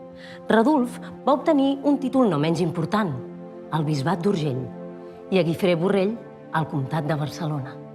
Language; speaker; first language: Catalan; native; Catalan